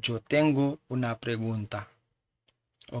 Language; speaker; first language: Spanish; non-native, learner; Haitian Creole